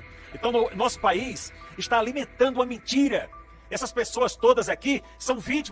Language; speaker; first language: Portuguese; native; Portuguese